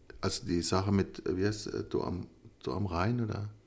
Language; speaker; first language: German; native; German